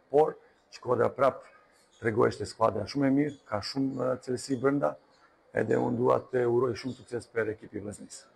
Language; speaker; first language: Albanian; non-native, learner; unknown